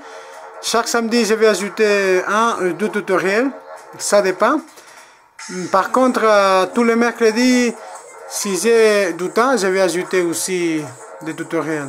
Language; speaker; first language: French; non-native, learner; Spanish